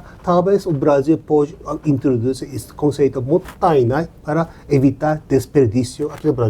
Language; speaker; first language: Portuguese; non-native, learner; Japanese